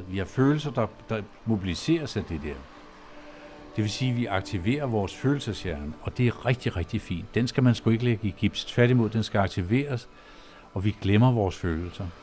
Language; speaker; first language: Danish; native; Danish